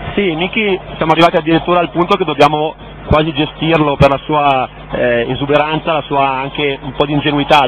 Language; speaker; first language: Italian; native; Italian